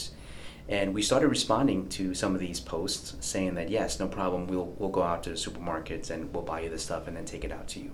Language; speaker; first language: English; native; English